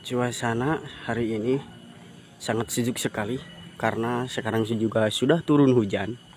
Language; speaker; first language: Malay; non-native, local second language; Sundanese